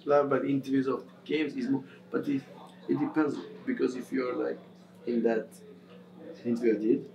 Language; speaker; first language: English; non-native, fluent; Swedish